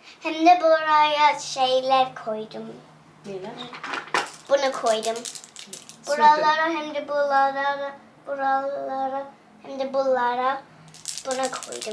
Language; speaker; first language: Turkish; early bilingual, heritage; English